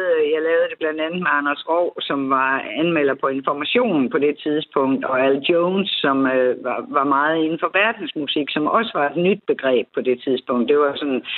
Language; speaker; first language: Danish; native; Danish